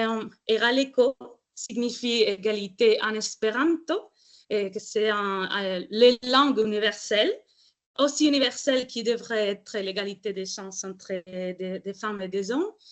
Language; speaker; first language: French; non-native, fluent; Spanish